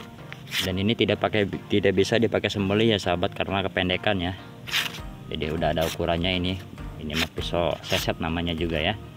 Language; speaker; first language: Indonesian; non-native, local second language; Sundanese